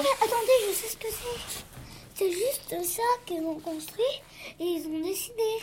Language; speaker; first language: French; native; French